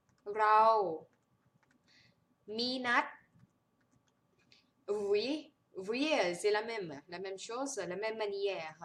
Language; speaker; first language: French; non-native, fluent; Thai